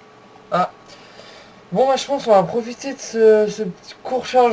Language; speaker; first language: French; native; French